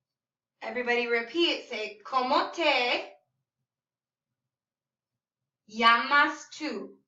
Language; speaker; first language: Spanish; non-native, learner; English